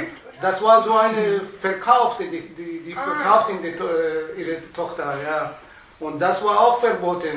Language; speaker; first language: German; non-native, learner; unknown